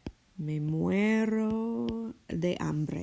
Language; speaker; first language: Spanish; non-native, fluent; English